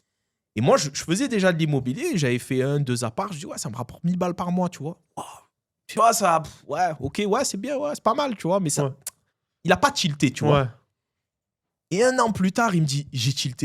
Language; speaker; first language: French; native; French